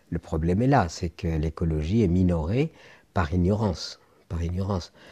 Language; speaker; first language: French; non-native, local second language; Arabic